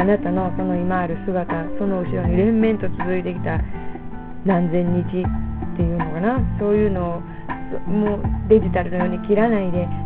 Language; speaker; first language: Japanese; native; Japanese